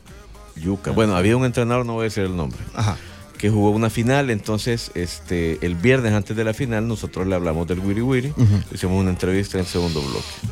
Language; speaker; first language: Spanish; native; Spanish